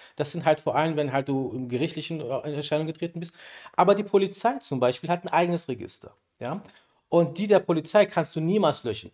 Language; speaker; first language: German; early bilingual, other home language; Persian